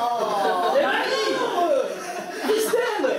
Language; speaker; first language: French; native; French